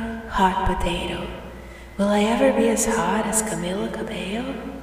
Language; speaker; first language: English; non-native, fluent; Portuguese